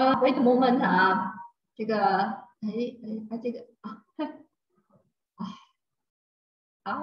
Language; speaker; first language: Chinese; non-native, learner; Thai